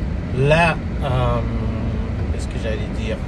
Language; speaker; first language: French; early bilingual, heritage; French